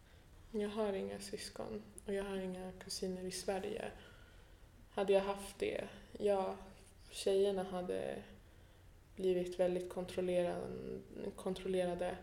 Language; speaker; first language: Swedish; early bilingual, other home language; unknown